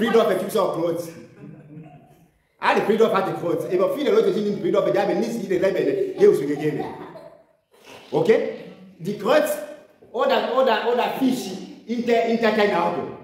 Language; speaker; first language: German; non-native, learner; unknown